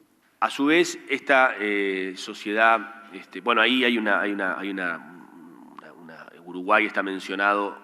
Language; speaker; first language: Spanish; native; Spanish